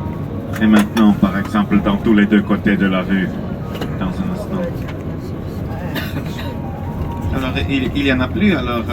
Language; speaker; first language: French; non-native, fluent; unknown